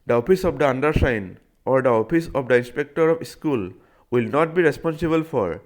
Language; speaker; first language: English; non-native, local second language; Assamese